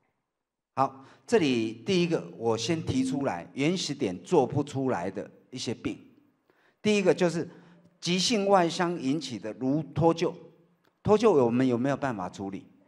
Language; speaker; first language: Chinese; native; Chinese